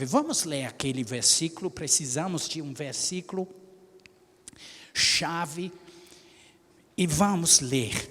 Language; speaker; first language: Portuguese; non-native, fluent; English